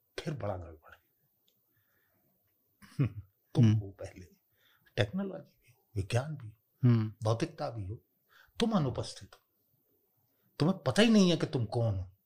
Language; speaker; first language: Hindi; native; Hindi